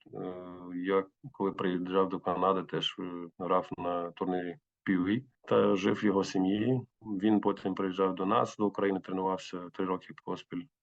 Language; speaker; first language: Ukrainian; non-native, local second language; Russian